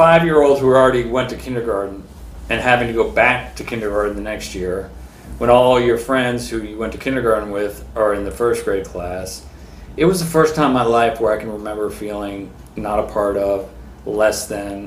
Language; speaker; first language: English; native; English